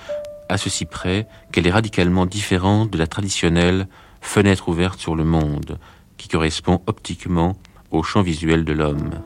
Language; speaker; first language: French; native; French